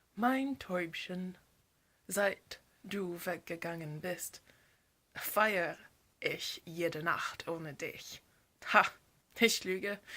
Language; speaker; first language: German; non-native, learner; English